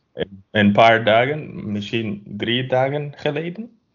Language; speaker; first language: Dutch; non-native, learner; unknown